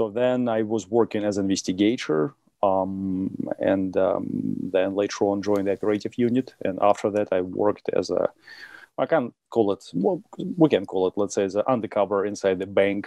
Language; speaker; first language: English; non-native, fluent; Russian